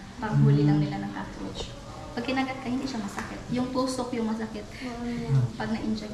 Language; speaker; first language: Filipino; native; Filipino